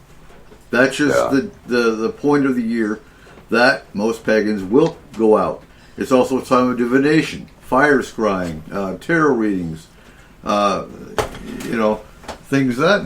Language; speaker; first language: English; native; English